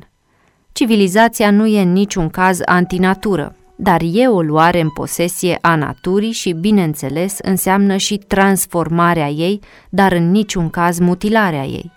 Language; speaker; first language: Romanian; native; Romanian